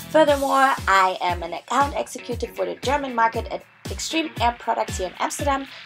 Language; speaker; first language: English; non-native, fluent; German